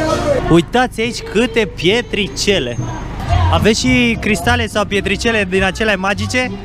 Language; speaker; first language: Romanian; native; Romanian